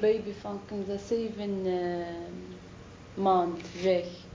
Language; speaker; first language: Dutch; non-native, learner; Arabic